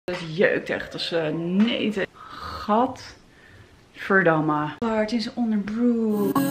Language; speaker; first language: Dutch; native; Dutch